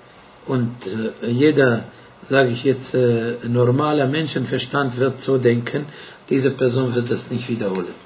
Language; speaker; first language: German; non-native, fluent; Arabic